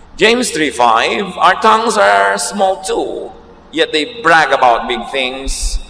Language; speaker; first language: English; non-native, local second language; Filipino